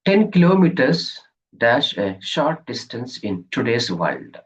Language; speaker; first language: English; non-native, local second language; Kannada